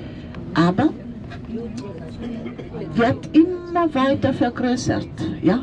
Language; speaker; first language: German; non-native, fluent; Italian